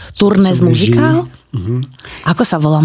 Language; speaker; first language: Slovak; native; Slovak